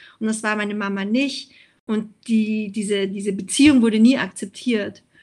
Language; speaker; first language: German; early bilingual, other home language; Vietnamese